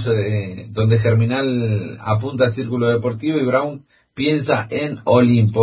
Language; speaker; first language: Spanish; native; Spanish